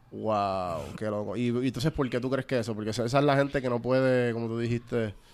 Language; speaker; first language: Spanish; early bilingual, heritage; Spanish